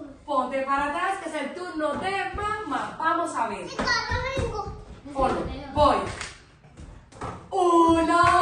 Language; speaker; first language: Spanish; native; Spanish